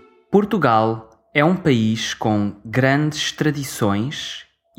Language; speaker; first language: Portuguese; native; Portuguese